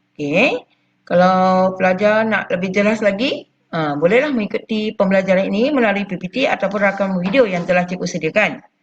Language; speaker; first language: Malay; non-native, local second language; Chinese